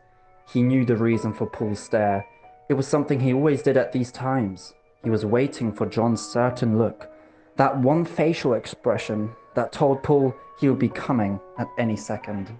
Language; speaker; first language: English; native; English